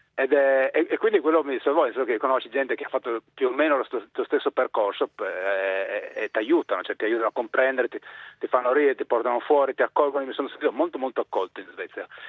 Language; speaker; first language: Italian; native; Italian